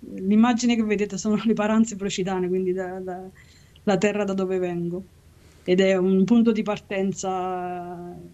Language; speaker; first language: Italian; native; Italian